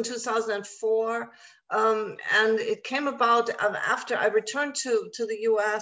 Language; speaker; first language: English; non-native, fluent; German